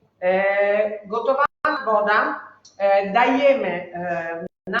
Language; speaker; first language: Polish; non-native, learner; Italian